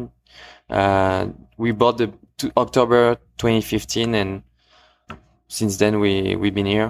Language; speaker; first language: English; non-native, fluent; French